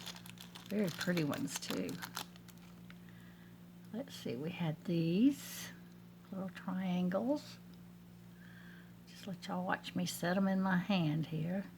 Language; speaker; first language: English; native; English